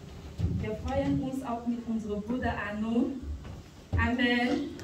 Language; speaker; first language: German; non-native, fluent; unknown